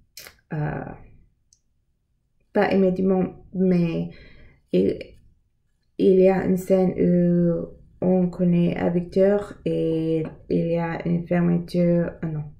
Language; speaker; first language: French; non-native, learner; English